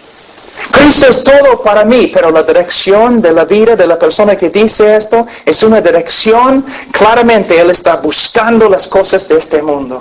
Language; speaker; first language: Spanish; non-native, fluent; English